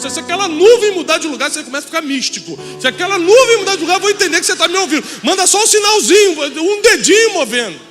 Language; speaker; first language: Portuguese; native; Portuguese